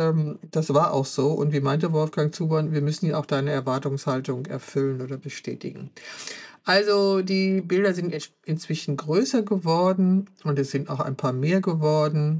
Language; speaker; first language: German; native; German